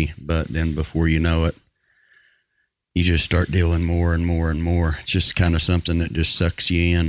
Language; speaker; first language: English; native; English